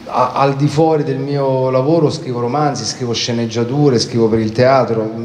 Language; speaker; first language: Italian; native; Italian